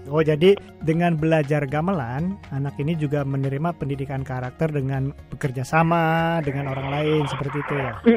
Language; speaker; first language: Indonesian; native; Indonesian